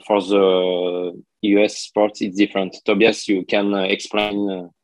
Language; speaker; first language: English; non-native, learner; French